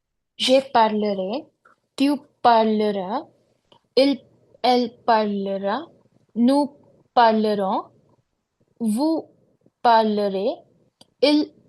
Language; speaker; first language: French; non-native, learner; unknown